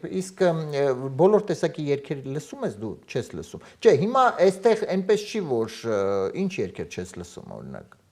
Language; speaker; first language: Armenian; native; Armenian